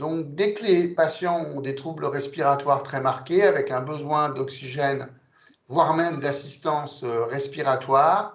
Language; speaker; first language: French; native; French